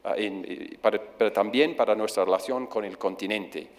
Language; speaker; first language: Spanish; non-native, fluent; English